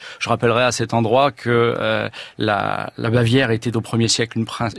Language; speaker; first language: French; native; French